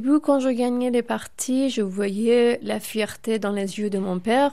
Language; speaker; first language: French; non-native, fluent; Persian